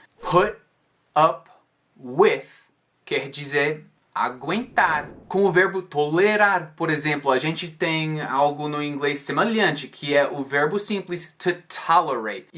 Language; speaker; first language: Portuguese; non-native, fluent; English